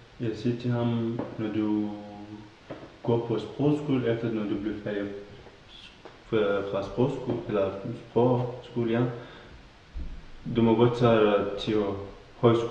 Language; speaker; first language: Danish; non-native, learner; Kurdish